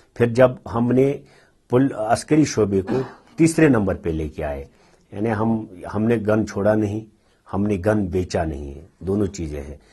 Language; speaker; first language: Urdu; non-native, local second language; Kashmiri